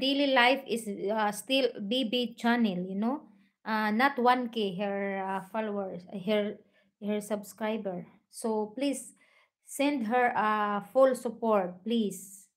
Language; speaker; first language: English; non-native, learner; Filipino